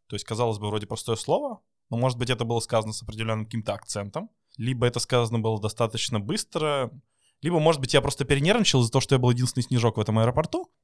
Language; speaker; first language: Russian; native; Russian